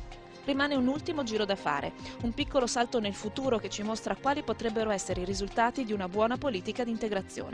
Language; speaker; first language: Italian; native; Italian